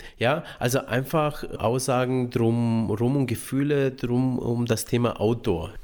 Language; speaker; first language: German; early bilingual, other home language; Romanian